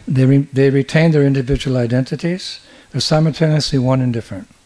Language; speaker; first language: English; native; English